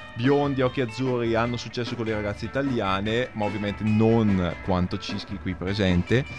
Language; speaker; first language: Italian; native; Italian